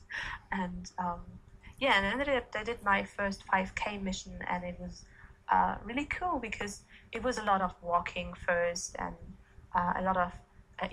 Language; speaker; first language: English; non-native, fluent; German